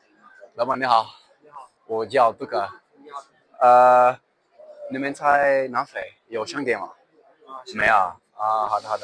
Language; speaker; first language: Chinese; non-native, learner; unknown